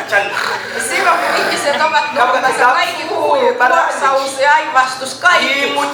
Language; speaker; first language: Finnish; non-native, learner; Kinyarwanda